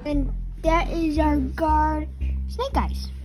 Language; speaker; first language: English; native; English